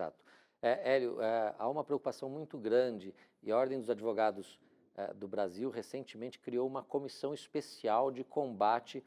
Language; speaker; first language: Portuguese; native; Portuguese